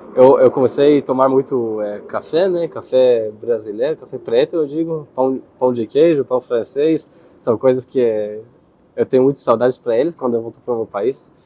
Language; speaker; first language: Portuguese; non-native, fluent; Hebrew